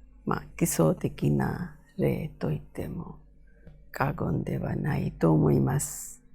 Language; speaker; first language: Japanese; non-native, fluent; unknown